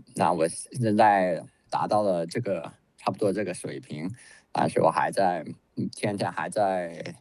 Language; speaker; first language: Chinese; non-native, fluent; English